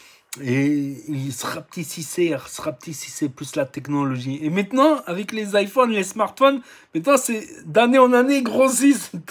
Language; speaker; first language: French; native; French